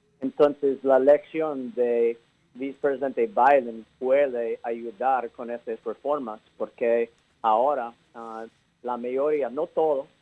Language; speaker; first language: Spanish; early bilingual, heritage; English